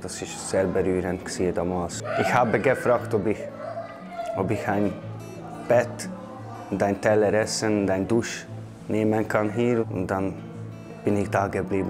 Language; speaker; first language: German; non-native, fluent; Hungarian